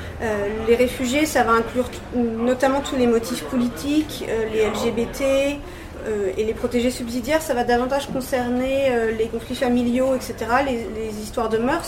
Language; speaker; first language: French; native; French